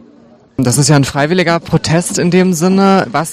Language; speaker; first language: German; native; German